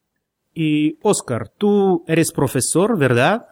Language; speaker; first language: Spanish; non-native, fluent; Russian